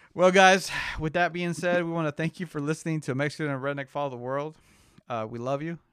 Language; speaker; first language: English; early bilingual, other home language; Spanish